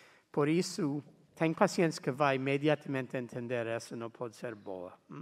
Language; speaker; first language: Portuguese; non-native, learner; English